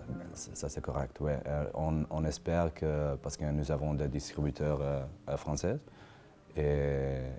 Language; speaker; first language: French; non-native, learner; Spanish